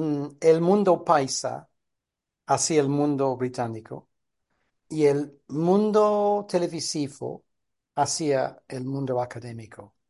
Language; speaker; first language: Spanish; non-native, fluent; English